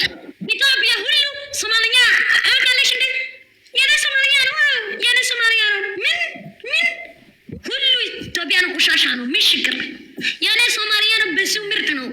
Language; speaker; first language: Amharic; non-native, learner; Somali